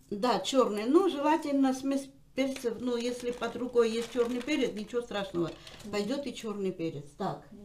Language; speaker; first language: Russian; non-native, local second language; Armenian